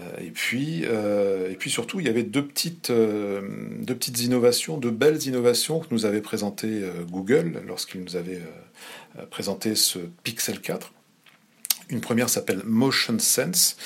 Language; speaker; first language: French; native; French